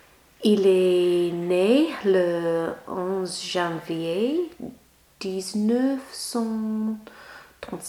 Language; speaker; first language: French; non-native, learner; English